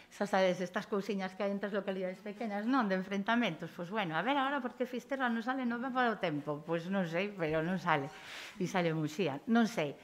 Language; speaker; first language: Galician; native; Galician